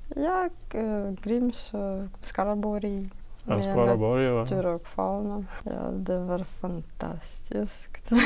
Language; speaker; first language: Swedish; non-native, fluent; Russian